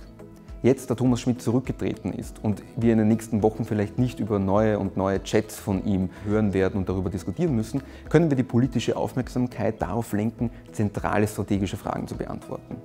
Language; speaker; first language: German; native; German